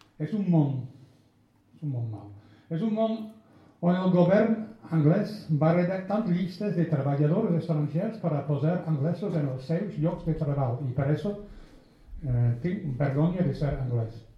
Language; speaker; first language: Catalan; non-native, fluent; English